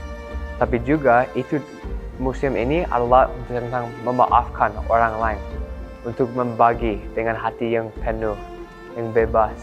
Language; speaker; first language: Indonesian; non-native, fluent; English